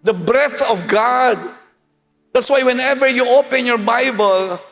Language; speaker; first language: English; non-native, local second language; Filipino